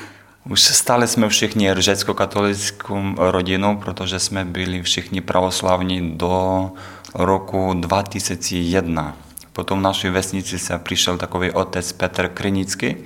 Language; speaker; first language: Czech; non-native, learner; Ukrainian